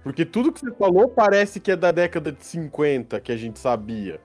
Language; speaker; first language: Portuguese; native; Portuguese